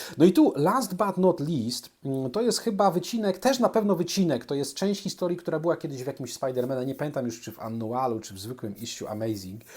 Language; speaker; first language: Polish; native; Polish